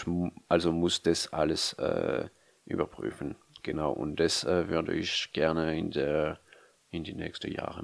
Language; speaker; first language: German; non-native, fluent; French